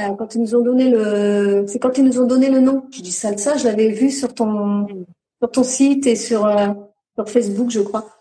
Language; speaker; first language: French; native; French